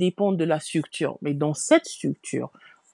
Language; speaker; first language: French; non-native, fluent; English